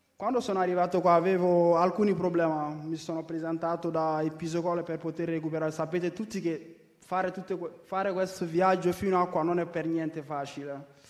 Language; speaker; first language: Italian; non-native, fluent; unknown